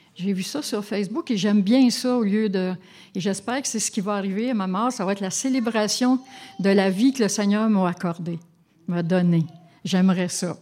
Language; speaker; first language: French; native; French